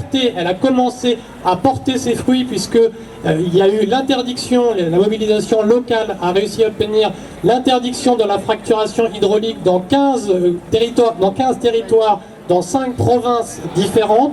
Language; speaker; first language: French; native; French